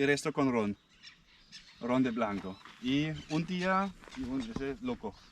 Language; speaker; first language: Spanish; non-native, learner; German